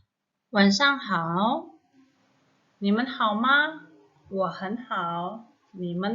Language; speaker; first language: Chinese; non-native, fluent; Indonesian